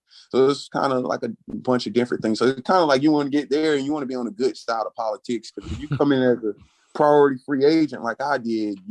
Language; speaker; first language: English; native; English